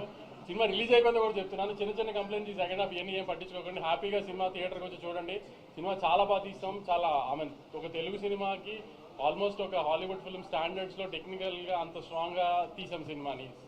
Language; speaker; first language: Telugu; native; Telugu